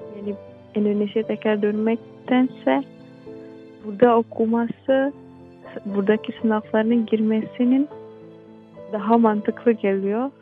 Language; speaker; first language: Turkish; non-native, fluent; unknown